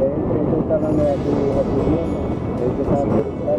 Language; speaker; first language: Spanish; native; Spanish